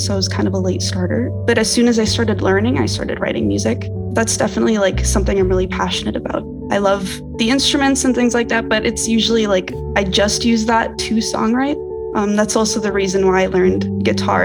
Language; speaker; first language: English; native; English